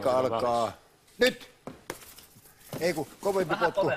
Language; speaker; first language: Finnish; native; Finnish